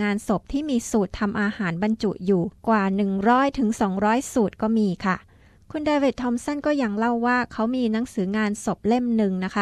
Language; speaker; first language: Thai; native; Thai